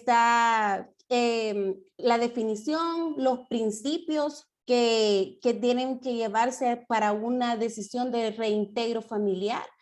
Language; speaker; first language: Spanish; native; Spanish